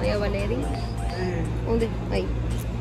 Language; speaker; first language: Spanish; native; Spanish